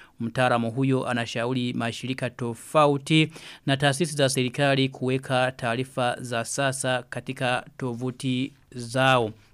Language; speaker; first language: Swahili; non-native, local second language; Rundi